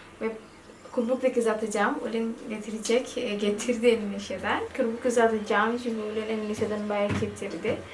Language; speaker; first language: Turkish; non-native, learner; Indonesian